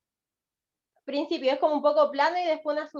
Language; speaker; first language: Spanish; native; Spanish